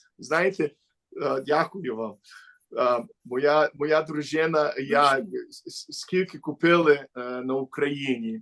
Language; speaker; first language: Ukrainian; early bilingual, heritage; Ukrainian